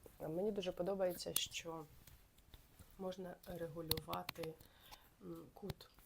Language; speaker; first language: Ukrainian; native; Ukrainian